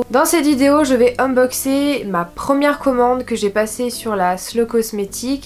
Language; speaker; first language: French; native; French